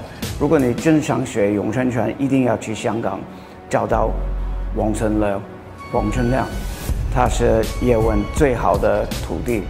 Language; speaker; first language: Chinese; non-native, fluent; English